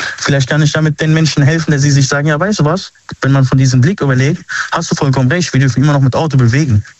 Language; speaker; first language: German; early bilingual, other home language; Arabic